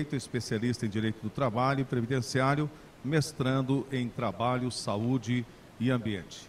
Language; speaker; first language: Portuguese; native; Portuguese